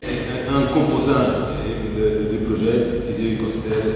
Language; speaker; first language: French; non-native, fluent; Portuguese